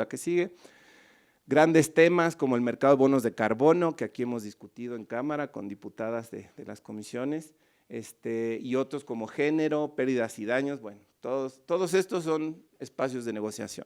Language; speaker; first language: Spanish; native; Spanish